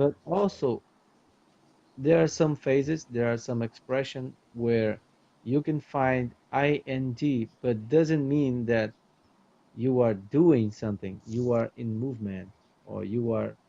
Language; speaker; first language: English; non-native, fluent; Portuguese